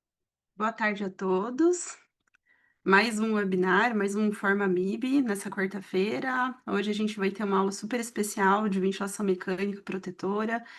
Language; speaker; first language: Portuguese; native; Portuguese